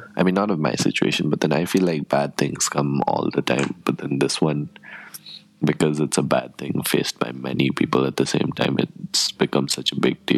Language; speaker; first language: English; non-native, local second language; Tibetan